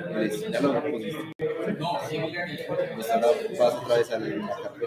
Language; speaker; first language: Spanish; native; Spanish